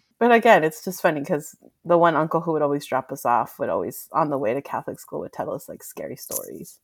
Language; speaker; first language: English; early bilingual, other home language; Spanish